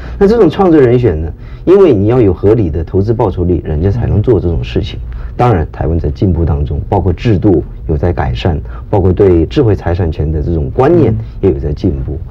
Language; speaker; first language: Chinese; early bilingual, heritage; Chinese